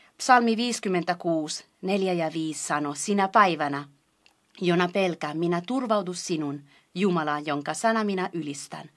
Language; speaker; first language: Finnish; non-native, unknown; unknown